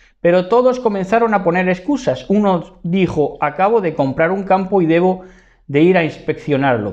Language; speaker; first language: Spanish; native; Spanish